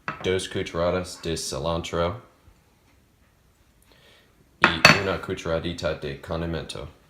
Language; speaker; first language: Spanish; non-native, learner; English